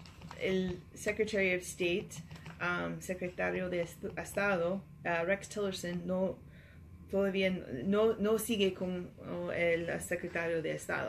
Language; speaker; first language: Spanish; non-native, learner; English